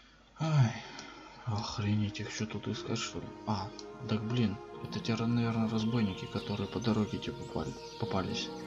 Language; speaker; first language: Russian; native; Russian